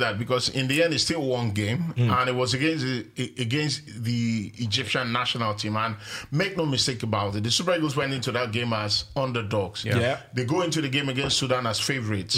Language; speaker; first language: English; non-native, local second language; Yoruba